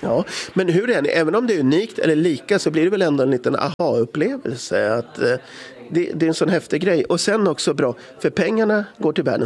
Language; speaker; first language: Swedish; native; Swedish